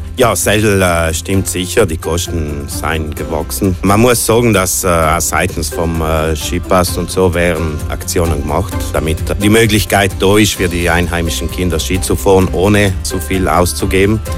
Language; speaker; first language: German; native; German